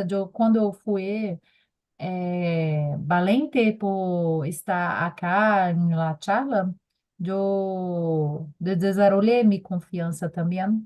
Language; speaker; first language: Spanish; non-native, learner; Portuguese